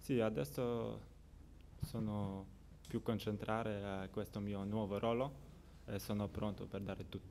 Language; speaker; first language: Italian; non-native, learner; Polish